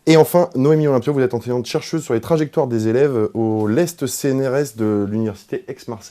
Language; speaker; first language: French; native; French